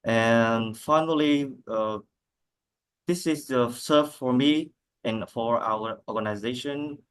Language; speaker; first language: English; non-native, learner; Vietnamese